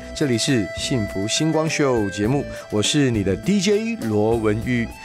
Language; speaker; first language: Chinese; non-native, local second language; Hakka Chinese